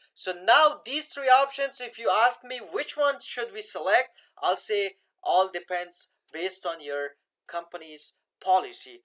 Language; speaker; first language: English; non-native, local second language; Persian